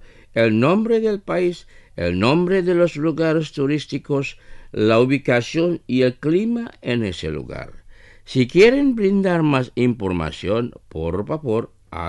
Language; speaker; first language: Spanish; non-native, fluent; Indonesian